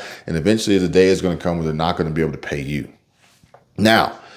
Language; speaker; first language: English; native; English